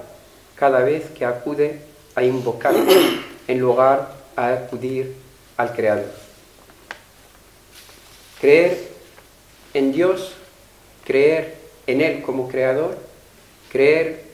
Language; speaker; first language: Spanish; non-native, fluent; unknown